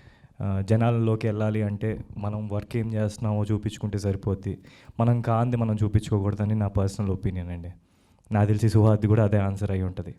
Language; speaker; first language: Telugu; native; Telugu